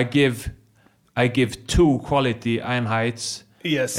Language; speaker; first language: English; non-native, fluent; Swedish